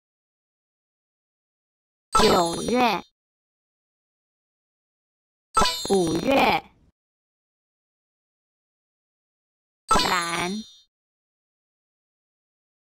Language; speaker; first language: Chinese; non-native, learner; English